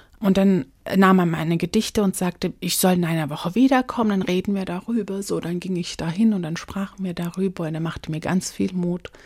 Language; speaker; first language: German; early bilingual, other home language; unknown